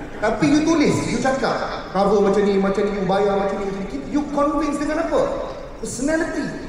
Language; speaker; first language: Malay; native; Malay